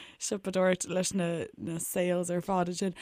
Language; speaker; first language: Irish; native; Irish